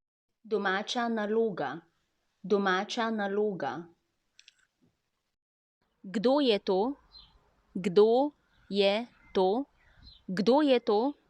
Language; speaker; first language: Slovenian; non-native, learner; Chinese